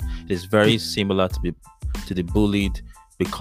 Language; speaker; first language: English; non-native, local second language; Yoruba